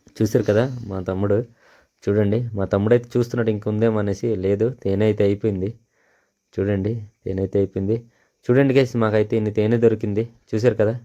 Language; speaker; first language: Telugu; non-native, local second language; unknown